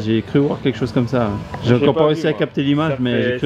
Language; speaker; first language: French; native; French